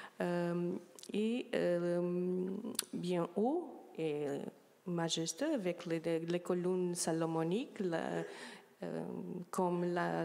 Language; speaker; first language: French; non-native, learner; Portuguese